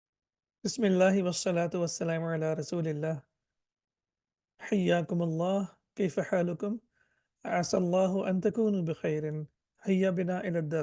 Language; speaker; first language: Arabic; non-native, fluent; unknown